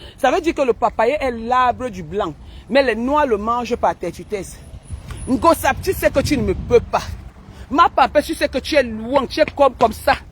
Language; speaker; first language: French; non-native, local second language; Basaa